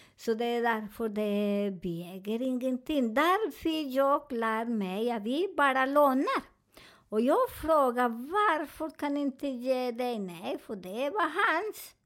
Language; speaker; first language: Swedish; non-native, learner; Spanish